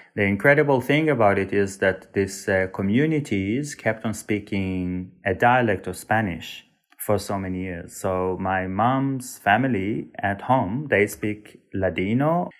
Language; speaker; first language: English; non-native, fluent; Hebrew